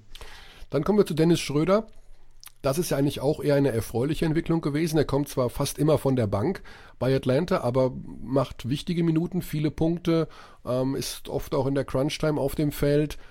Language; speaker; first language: German; native; German